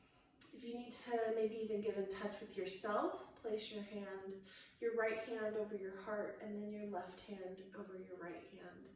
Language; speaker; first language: English; native; English